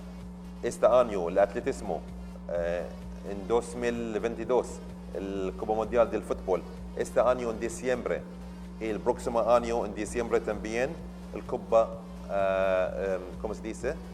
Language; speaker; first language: Spanish; non-native, learner; Arabic